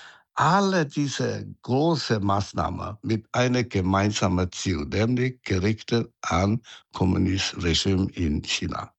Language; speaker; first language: German; non-native, fluent; Chinese